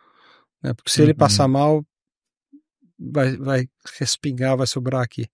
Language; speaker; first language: Portuguese; native; Portuguese